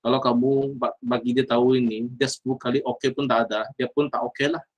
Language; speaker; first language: Malay; non-native, local second language; Chinese